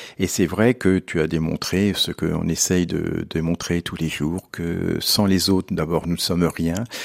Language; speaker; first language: French; native; French